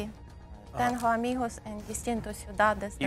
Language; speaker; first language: Spanish; non-native, learner; Ukrainian